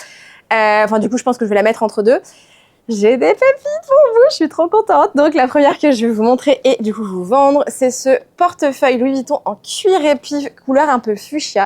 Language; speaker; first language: French; native; French